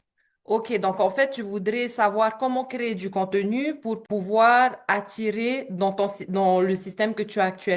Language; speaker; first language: French; native; French